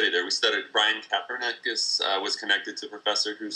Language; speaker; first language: English; native; English